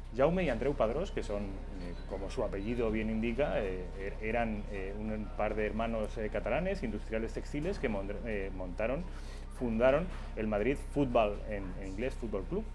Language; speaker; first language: Spanish; native; Spanish